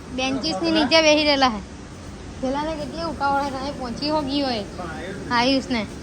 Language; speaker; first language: Gujarati; native; Gujarati